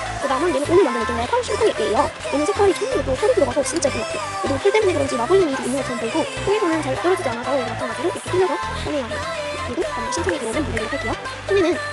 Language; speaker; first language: Korean; native; Korean